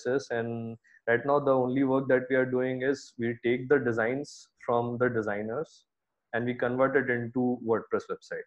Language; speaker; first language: English; non-native, local second language; Hindi